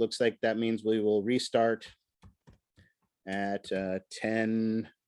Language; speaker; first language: English; native; English